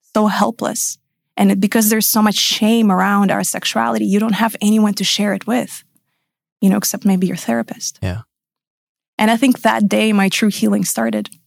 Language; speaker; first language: English; non-native, fluent; Russian